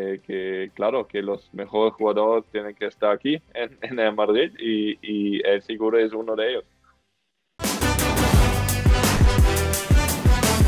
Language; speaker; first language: Spanish; non-native, fluent; German